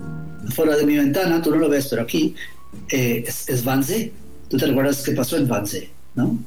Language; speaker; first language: Spanish; native; Spanish